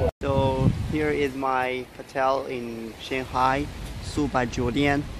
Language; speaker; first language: English; non-native, learner; Tajik